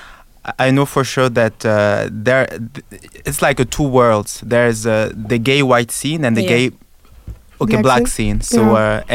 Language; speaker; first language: English; non-native, fluent; French